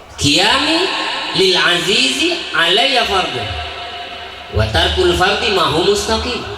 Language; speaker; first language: Indonesian; non-native, local second language; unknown